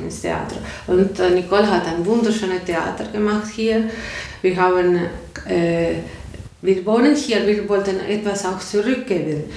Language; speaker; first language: German; non-native, learner; Spanish